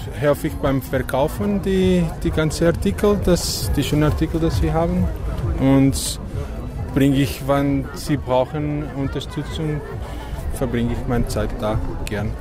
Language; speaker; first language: German; non-native, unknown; Portuguese